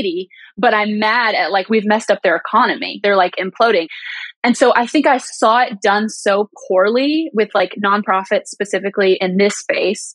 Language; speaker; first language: English; native; English